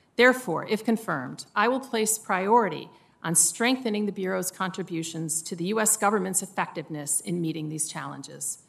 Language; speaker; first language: English; native; English